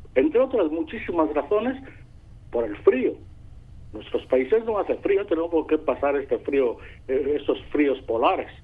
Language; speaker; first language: Spanish; non-native, local second language; Fang